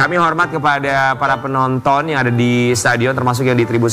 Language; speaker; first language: Indonesian; native; Indonesian